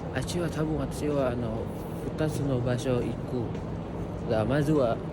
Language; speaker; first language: Japanese; non-native, learner; Indonesian